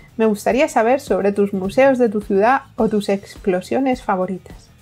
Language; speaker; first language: Spanish; native; Spanish